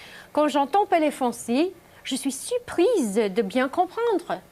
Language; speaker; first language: French; non-native, fluent; English